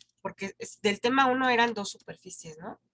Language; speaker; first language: Spanish; native; Spanish